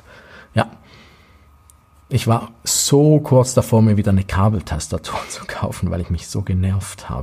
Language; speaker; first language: German; native; German